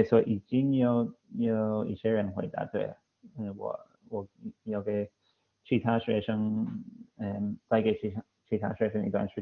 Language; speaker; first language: Chinese; non-native, fluent; English